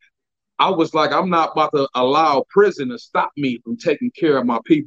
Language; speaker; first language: English; native; English